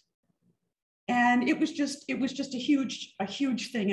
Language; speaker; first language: English; native; English